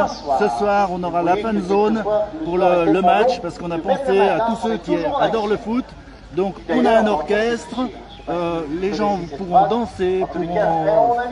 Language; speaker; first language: French; native; French